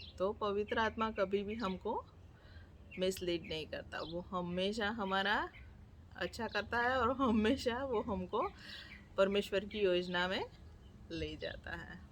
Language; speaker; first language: Hindi; non-native, local second language; Gujarati